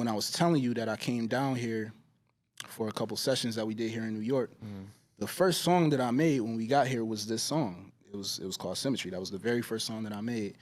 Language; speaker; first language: English; native; English